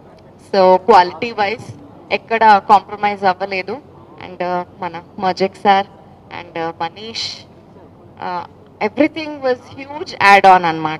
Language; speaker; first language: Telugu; non-native, fluent; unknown